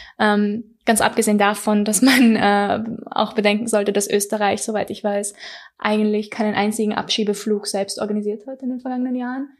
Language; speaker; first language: German; early bilingual, other home language; Persian